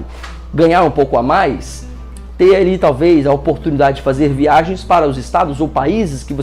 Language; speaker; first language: Portuguese; native; Portuguese